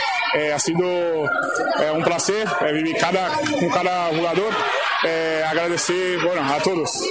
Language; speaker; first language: Spanish; non-native, fluent; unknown